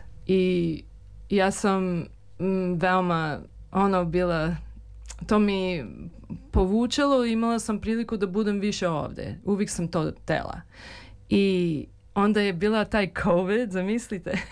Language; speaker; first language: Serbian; early bilingual, heritage; English